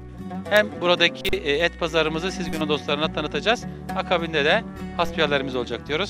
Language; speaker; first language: Turkish; native; Turkish